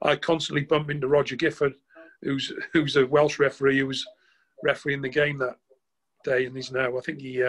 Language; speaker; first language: English; native; English